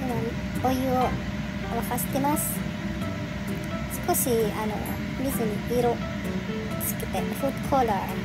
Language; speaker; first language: Japanese; non-native, fluent; Filipino